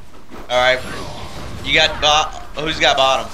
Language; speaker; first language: English; native; English